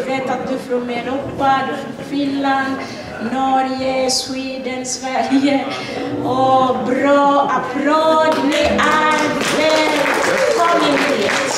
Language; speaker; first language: Swedish; non-native, learner; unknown